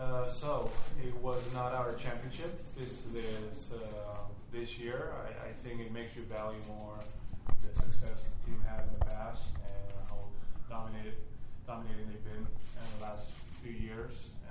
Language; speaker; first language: English; non-native, fluent; Spanish